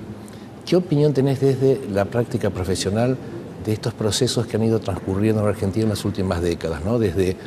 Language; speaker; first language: Spanish; native; Spanish